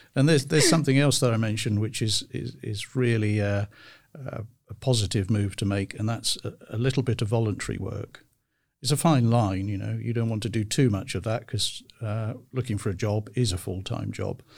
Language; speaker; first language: English; native; English